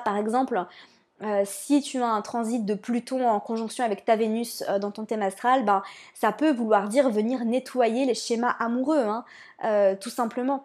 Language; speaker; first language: French; native; French